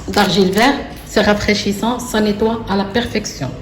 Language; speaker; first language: French; non-native, local second language; Arabic